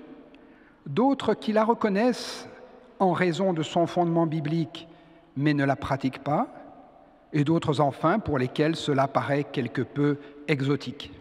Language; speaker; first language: French; native; French